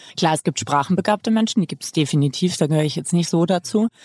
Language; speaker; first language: German; native; German